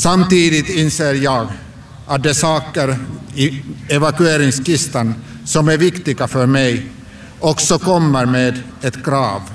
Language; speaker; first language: Swedish; non-native, local second language; Finnish